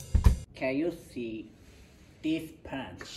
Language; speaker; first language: English; non-native, learner; Japanese